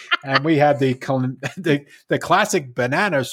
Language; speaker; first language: English; native; English